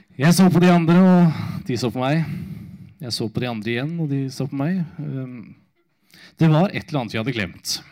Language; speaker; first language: Norwegian; native; Norwegian